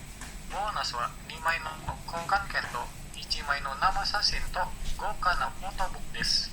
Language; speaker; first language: Japanese; non-native, learner; Indonesian